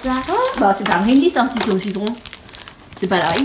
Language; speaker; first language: French; native; French